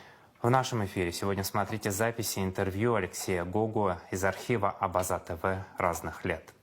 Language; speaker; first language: Russian; native; Russian